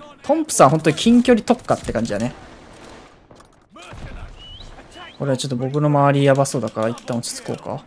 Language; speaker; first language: Japanese; native; Japanese